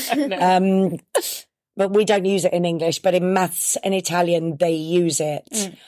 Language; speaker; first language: English; native; English